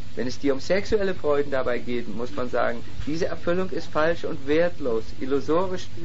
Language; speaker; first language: German; native; German